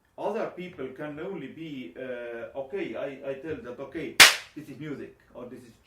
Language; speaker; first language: English; non-native, learner; Estonian